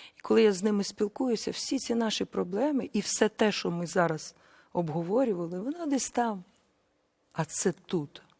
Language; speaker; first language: Ukrainian; native; Ukrainian